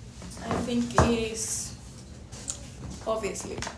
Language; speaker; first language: English; non-native, learner; Spanish